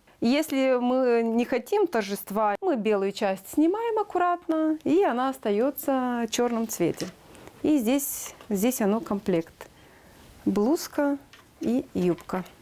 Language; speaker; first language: Russian; non-native, local second language; Romanian